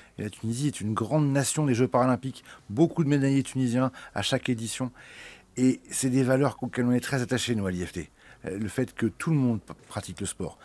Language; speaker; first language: French; native; French